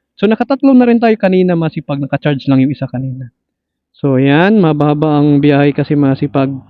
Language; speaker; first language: Filipino; non-native, local second language; Cebuano